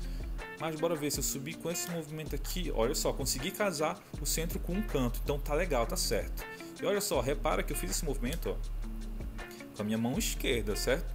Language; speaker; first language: Portuguese; native; Portuguese